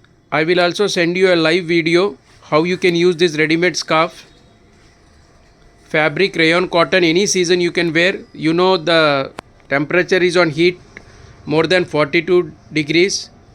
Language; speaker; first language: English; non-native, local second language; Telugu